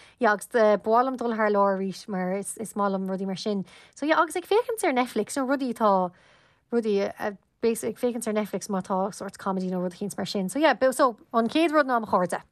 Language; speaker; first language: Irish; non-native, local second language; English